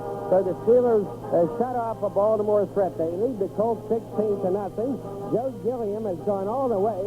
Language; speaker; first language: English; native; English